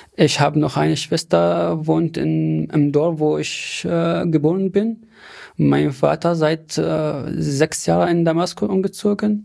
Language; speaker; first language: German; non-native, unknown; Arabic